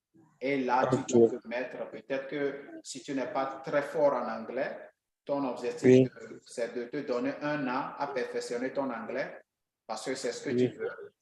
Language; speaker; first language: French; non-native, local second language; Ewe